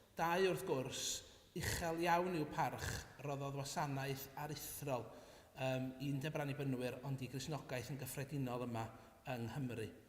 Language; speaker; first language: Welsh; native; Welsh